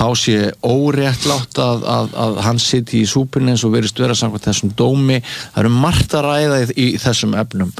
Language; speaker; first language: Icelandic; native; Icelandic